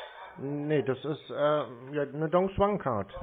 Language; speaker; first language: German; native; German